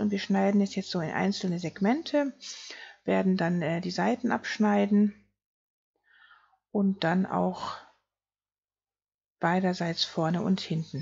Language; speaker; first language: German; native; German